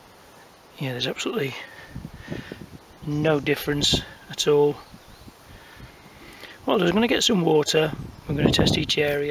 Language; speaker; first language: English; native; English